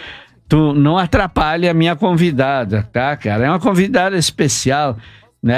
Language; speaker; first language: Portuguese; native; Portuguese